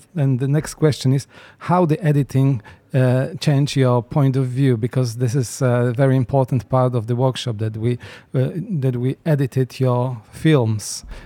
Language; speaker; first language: English; non-native, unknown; Polish